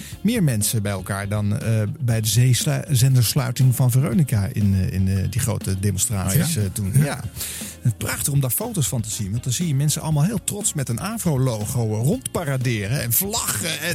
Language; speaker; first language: Dutch; native; Dutch